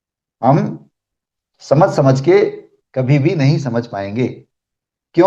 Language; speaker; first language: Hindi; native; Hindi